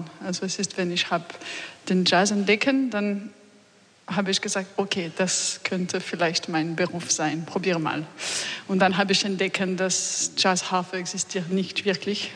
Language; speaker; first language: German; non-native, learner; French